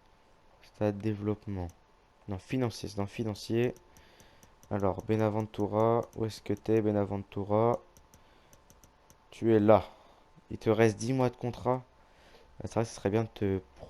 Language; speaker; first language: French; native; French